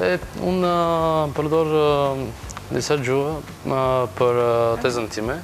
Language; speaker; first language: Albanian; non-native, learner; Bulgarian